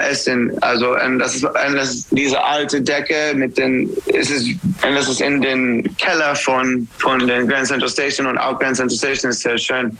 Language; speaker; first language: German; non-native, learner; English